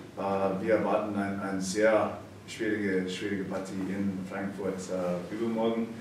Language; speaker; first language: German; non-native, fluent; English